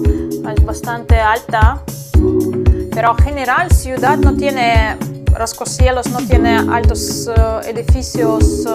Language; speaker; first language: Spanish; non-native, fluent; Russian